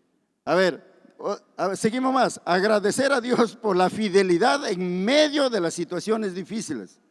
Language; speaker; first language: Spanish; native; Spanish